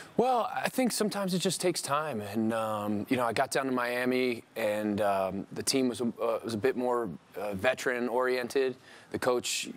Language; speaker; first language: English; native; English